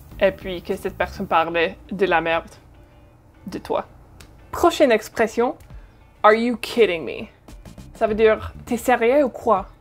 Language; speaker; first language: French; non-native, fluent; English